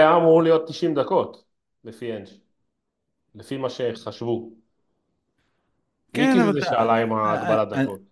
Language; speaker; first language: Hebrew; native; Hebrew